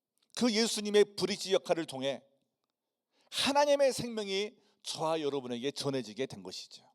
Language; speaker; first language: Korean; native; Korean